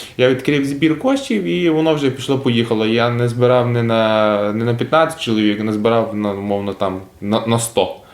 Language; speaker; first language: Ukrainian; native; Ukrainian